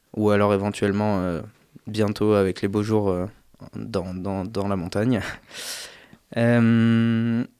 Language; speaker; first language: French; native; French